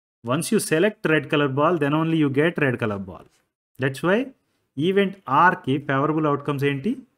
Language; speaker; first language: English; non-native, local second language; Telugu